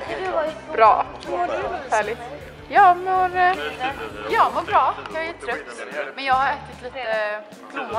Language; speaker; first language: Swedish; native; Swedish